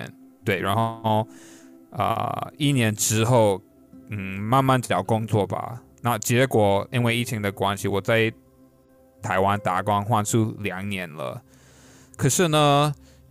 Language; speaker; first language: Chinese; non-native, fluent; English